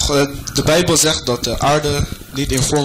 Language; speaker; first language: Dutch; non-native, fluent; French